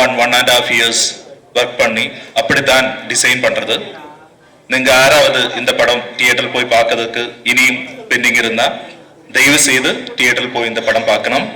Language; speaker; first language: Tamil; non-native, learner; Malayalam